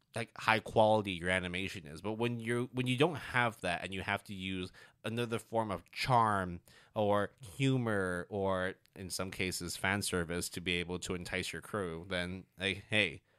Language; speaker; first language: English; non-native, local second language; Cantonese